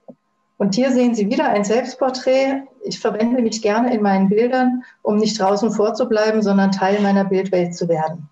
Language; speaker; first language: German; native; German